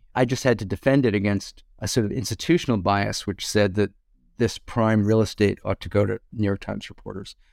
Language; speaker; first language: English; native; English